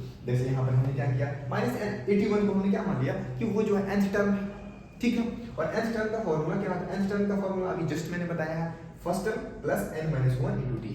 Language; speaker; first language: Hindi; native; Hindi